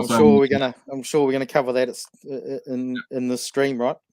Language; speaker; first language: English; native; English